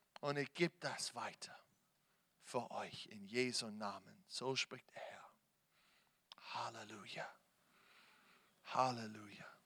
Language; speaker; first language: German; non-native, fluent; English